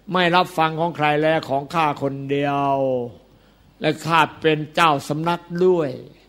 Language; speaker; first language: Thai; native; Thai